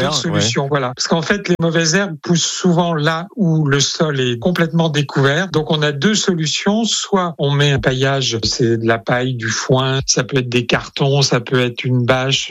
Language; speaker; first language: French; native; French